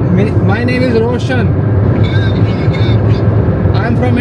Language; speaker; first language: English; non-native, local second language; Hindi